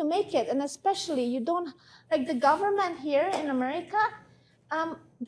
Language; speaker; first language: English; non-native, fluent; Hungarian